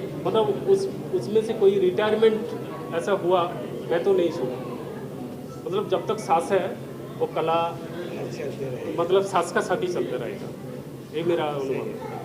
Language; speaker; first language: Hindi; non-native, local second language; Bangla